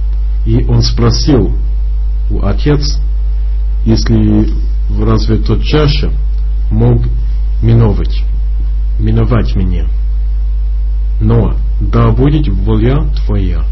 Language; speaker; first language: Russian; non-native, fluent; English